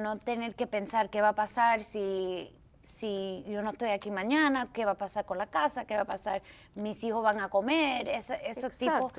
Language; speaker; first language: Spanish; early bilingual, heritage; English